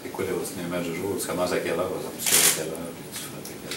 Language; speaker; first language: French; native; French